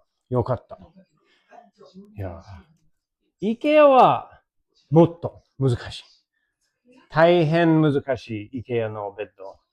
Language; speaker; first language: Japanese; non-native, learner; English